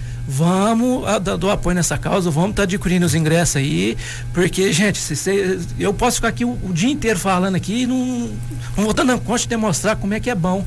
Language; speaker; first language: Portuguese; native; Portuguese